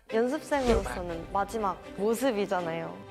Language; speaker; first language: Korean; native; Korean